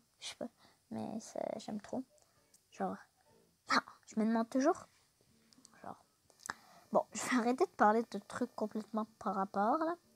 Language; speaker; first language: French; native; French